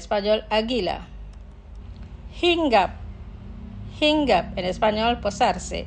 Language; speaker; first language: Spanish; non-native, fluent; Indonesian